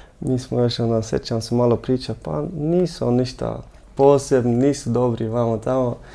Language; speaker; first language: Croatian; early bilingual, heritage; Croatian